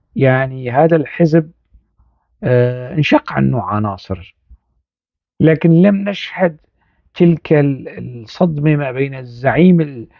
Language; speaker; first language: Arabic; non-native, local second language; Kurdish